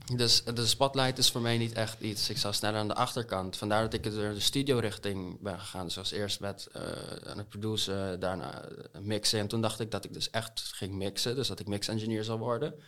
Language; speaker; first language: Dutch; non-native, local second language; Papiamento